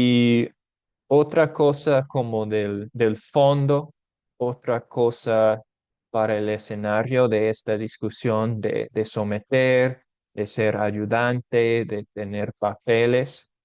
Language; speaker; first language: Spanish; non-native, fluent; English